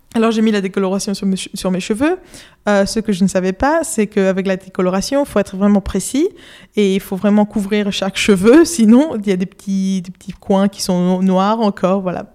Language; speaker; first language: French; non-native, fluent; Spanish